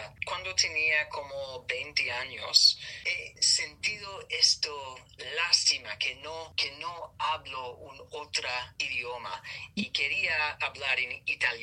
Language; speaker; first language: Spanish; non-native, learner; English